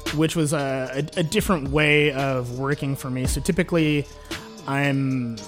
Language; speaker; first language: English; native; English